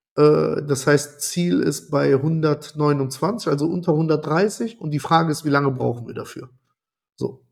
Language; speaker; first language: German; early bilingual, other home language; Italian